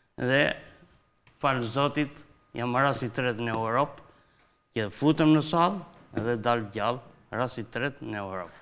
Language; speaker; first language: Albanian; native; Albanian